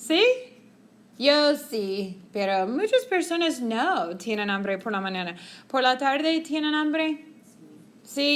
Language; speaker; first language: Spanish; non-native, fluent; English